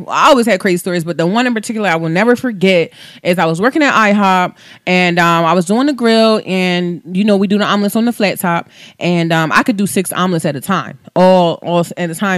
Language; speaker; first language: English; native; English